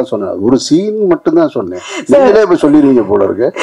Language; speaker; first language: Tamil; native; Tamil